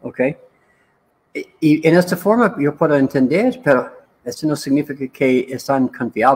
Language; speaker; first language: Spanish; non-native, learner; English